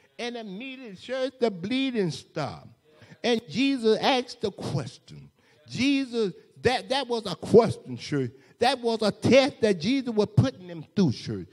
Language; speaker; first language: English; native; English